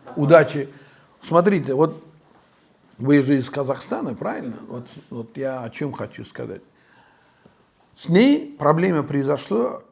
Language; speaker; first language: Russian; non-native, local second language; Uzbek